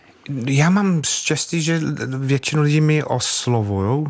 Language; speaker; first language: Czech; non-native, learner; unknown